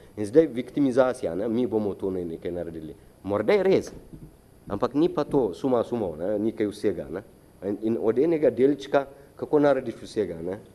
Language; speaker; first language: Slovenian; non-native, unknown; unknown